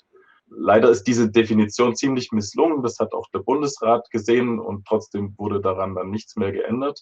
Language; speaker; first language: German; native; German